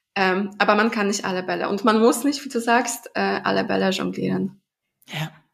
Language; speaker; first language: German; non-native, fluent; Polish